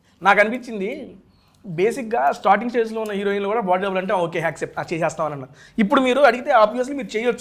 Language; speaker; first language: Telugu; native; Telugu